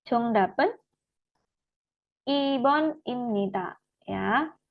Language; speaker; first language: Korean; non-native, fluent; Indonesian